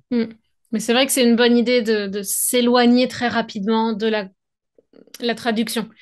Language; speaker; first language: French; native; French